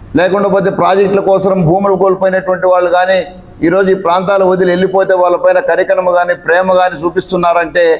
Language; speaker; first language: Telugu; native; Telugu